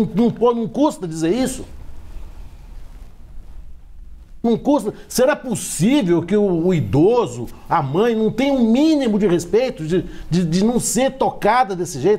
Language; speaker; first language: Portuguese; native; Portuguese